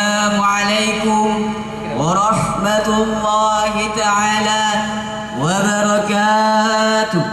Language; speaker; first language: Arabic; non-native, learner; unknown